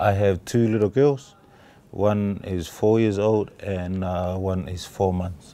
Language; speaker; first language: English; non-native, local second language; Tongan